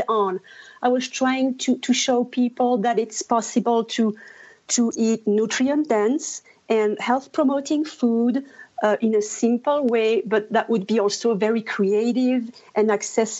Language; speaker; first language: English; non-native, fluent; French